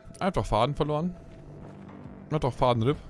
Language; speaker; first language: German; native; German